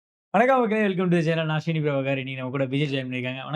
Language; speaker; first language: Tamil; native; Tamil